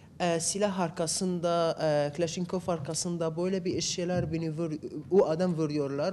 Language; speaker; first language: Turkish; non-native, learner; Arabic